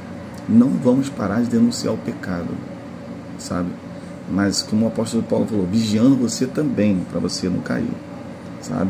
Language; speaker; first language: Portuguese; native; Portuguese